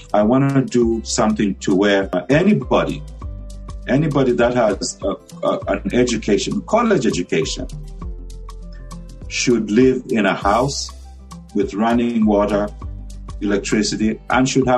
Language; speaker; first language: English; non-native, local second language; Bemba